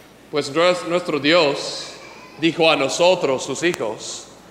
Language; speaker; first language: Spanish; non-native, fluent; English